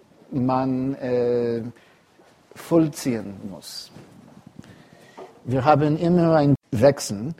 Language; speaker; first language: German; non-native, fluent; English